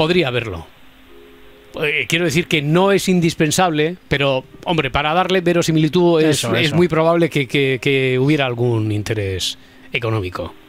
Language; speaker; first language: Spanish; native; Spanish